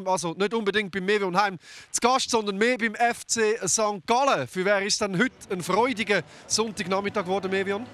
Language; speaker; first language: German; native; German